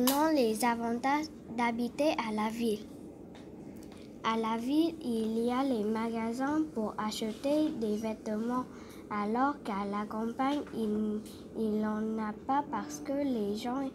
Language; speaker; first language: French; non-native, learner; Vietnamese